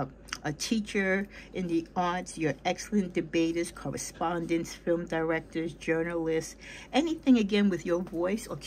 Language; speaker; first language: English; native; English